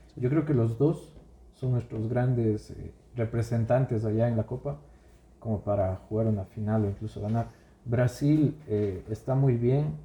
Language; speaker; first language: Spanish; native; Spanish